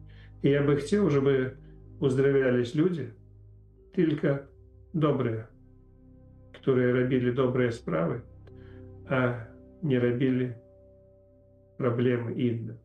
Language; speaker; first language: Polish; non-native, learner; Ukrainian